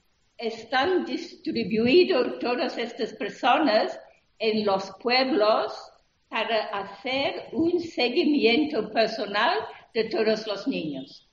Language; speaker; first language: Spanish; non-native, fluent; English